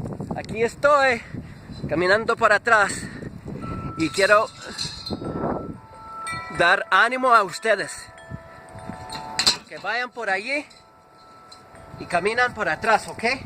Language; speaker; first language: Spanish; non-native, fluent; English